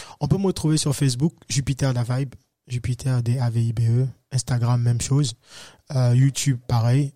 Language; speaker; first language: French; native; French